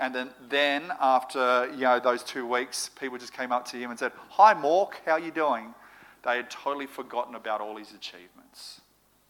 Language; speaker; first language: English; native; English